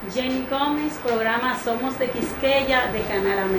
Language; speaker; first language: Spanish; native; Spanish